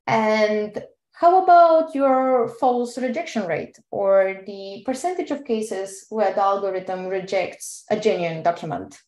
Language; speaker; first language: English; non-native, fluent; Bulgarian